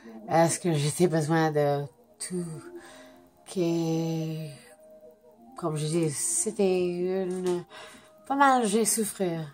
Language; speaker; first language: French; non-native, fluent; English